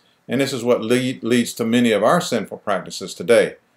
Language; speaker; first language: English; native; English